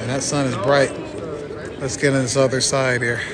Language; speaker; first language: English; native; English